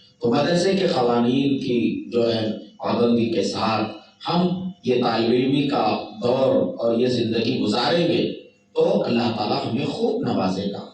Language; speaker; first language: Urdu; native; Urdu